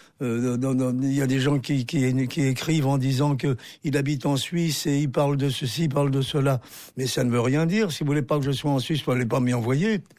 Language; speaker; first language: French; early bilingual, other home language; Armenian